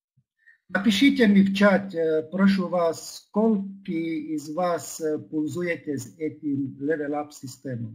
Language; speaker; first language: Russian; non-native, fluent; Czech